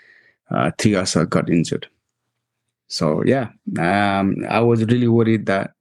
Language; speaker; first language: English; non-native, local second language; Nepali